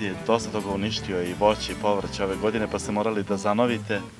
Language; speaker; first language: Bosnian; native; Bosnian